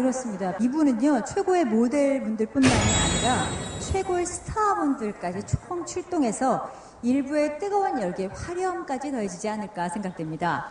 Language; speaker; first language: Korean; native; Korean